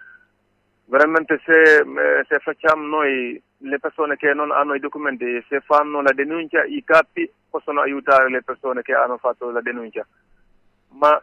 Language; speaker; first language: Italian; non-native, learner; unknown